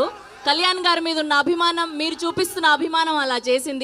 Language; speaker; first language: Telugu; native; Telugu